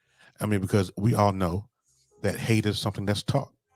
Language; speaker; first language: English; native; English